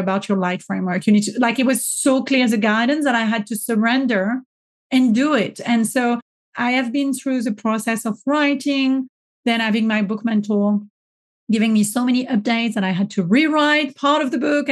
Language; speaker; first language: English; non-native, fluent; French